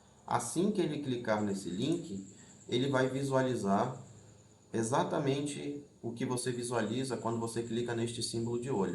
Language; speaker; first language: Portuguese; native; Portuguese